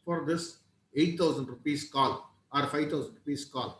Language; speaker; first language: English; non-native, local second language; Tamil